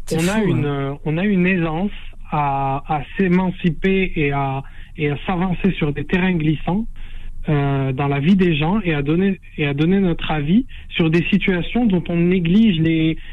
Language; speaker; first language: French; non-native, local second language; Arabic